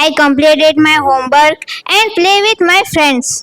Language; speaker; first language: English; non-native, learner; Gujarati